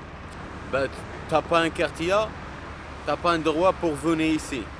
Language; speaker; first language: French; non-native, local second language; Arabic